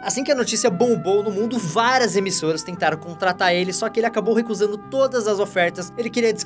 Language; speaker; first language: Portuguese; native; Portuguese